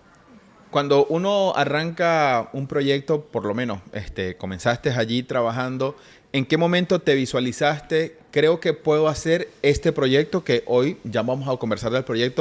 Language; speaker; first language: Spanish; native; Spanish